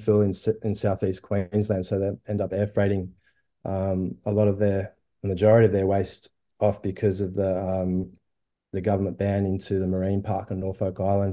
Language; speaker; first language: English; native; English